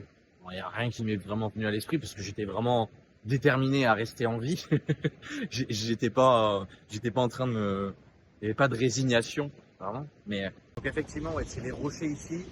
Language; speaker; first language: French; native; French